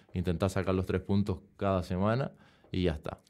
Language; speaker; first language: Spanish; native; Spanish